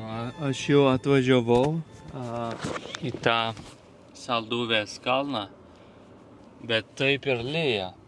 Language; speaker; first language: Lithuanian; non-native, learner; Turkish